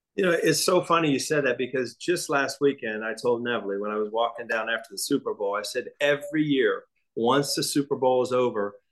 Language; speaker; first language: English; native; English